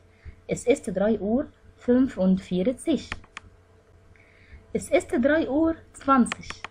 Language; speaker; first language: German; non-native, fluent; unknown